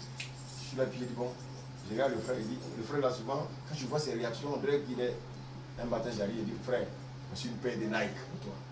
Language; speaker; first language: French; native; French